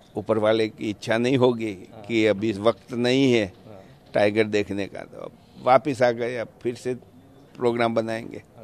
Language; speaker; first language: Hindi; non-native, local second language; Gujarati